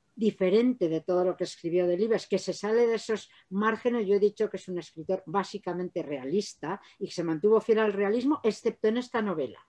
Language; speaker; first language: Spanish; native; Spanish